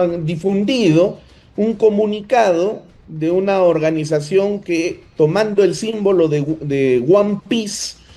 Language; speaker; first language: Spanish; native; Spanish